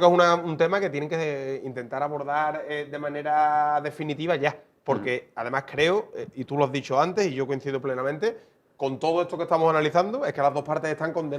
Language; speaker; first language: Spanish; native; Spanish